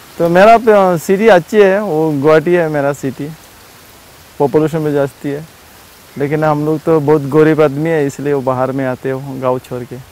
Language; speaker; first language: Hindi; non-native, local second language; Bangla